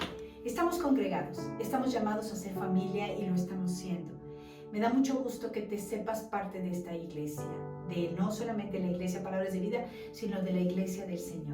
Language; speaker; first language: Spanish; native; Spanish